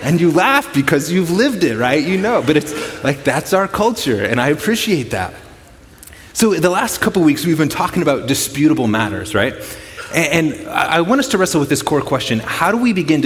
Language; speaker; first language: English; native; English